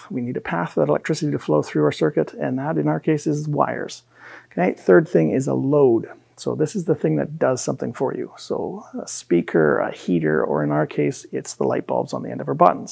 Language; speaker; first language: English; native; English